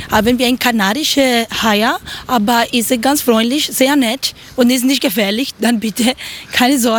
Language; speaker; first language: German; non-native, learner; Spanish